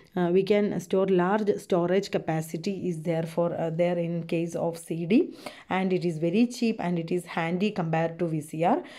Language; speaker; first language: English; non-native, local second language; Malayalam